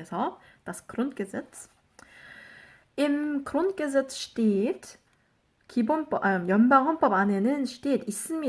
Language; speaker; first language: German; non-native, fluent; Korean